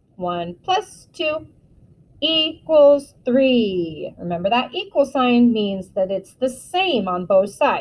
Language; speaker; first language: English; native; English